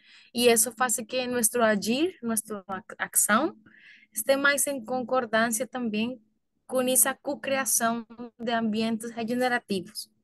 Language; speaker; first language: Portuguese; non-native, learner; Spanish